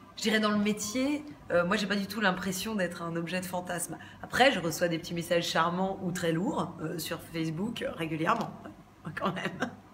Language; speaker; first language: French; native; French